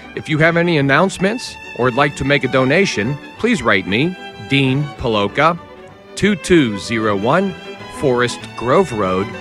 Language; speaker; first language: English; native; English